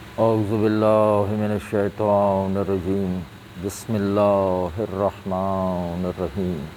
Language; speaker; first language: Urdu; native; Urdu